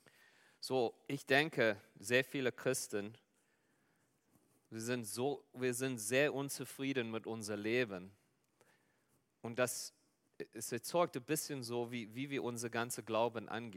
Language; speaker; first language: German; non-native, fluent; Afrikaans